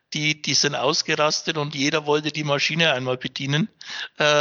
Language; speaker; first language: German; native; German